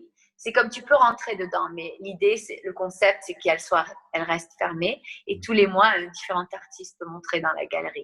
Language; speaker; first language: French; non-native, fluent; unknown